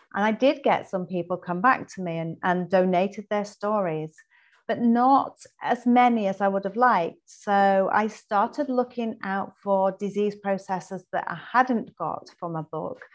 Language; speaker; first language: English; native; English